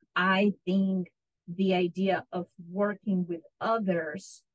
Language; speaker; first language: English; non-native, fluent; Russian